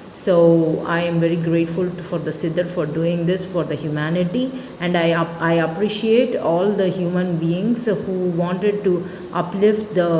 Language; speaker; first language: English; non-native, local second language; Tamil